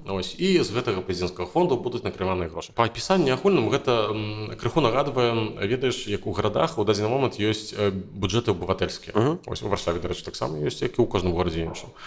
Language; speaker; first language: Belarusian; native; Belarusian